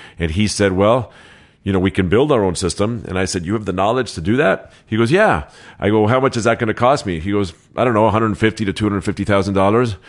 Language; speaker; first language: English; early bilingual, other home language; Spanish